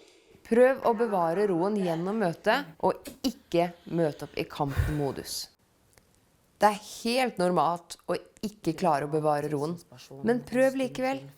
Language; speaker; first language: Norwegian; native; Norwegian